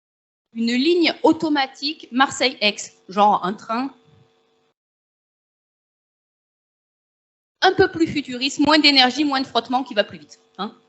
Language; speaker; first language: French; native; French